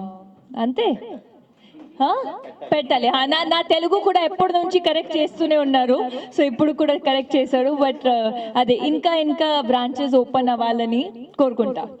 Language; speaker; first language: Telugu; non-native, fluent; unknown